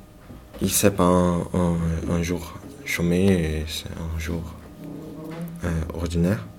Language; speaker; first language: French; non-native, learner; Portuguese